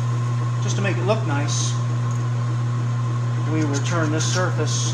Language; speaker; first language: English; native; English